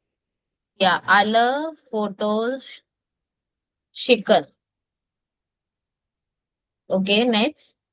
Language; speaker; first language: English; non-native, local second language; Hindi